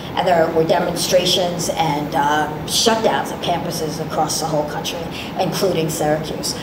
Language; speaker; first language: English; native; English